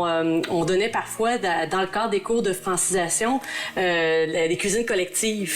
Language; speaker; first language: French; native; French